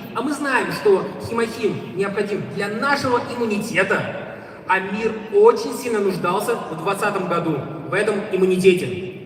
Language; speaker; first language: Russian; native; Russian